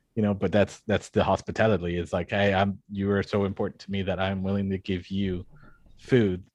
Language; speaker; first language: English; non-native, fluent; Spanish